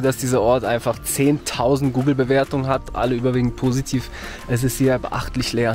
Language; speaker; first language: German; native; German